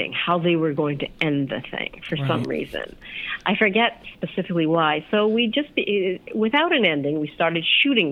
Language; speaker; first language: English; native; English